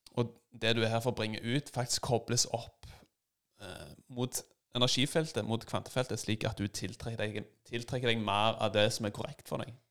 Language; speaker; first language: Norwegian; native; Norwegian